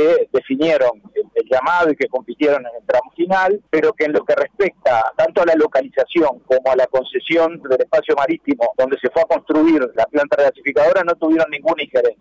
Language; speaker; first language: Spanish; native; Spanish